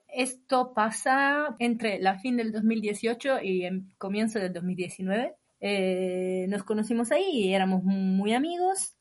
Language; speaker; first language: Spanish; non-native, fluent; Italian